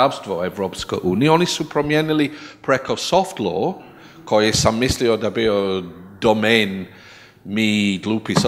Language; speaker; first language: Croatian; non-native, learner; English